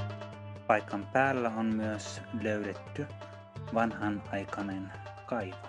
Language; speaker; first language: Finnish; non-native, fluent; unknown